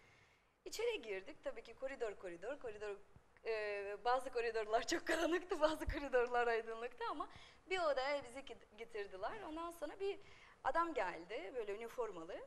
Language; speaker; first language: Turkish; non-native, fluent; Russian